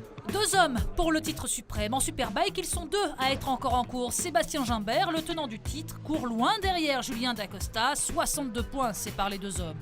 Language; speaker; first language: French; native; French